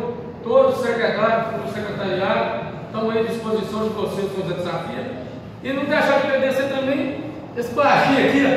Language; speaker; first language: Portuguese; native; Portuguese